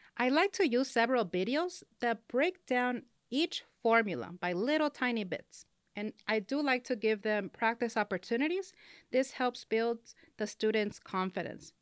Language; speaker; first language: English; non-native, local second language; Spanish